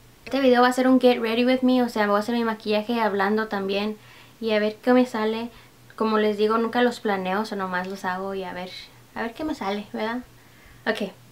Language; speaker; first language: Spanish; early bilingual, heritage; Spanish